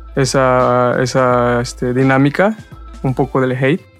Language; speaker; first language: Spanish; early bilingual, heritage; Spanish